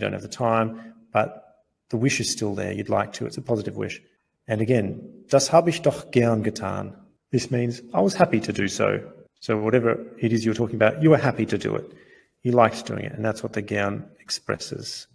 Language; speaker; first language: English; native; English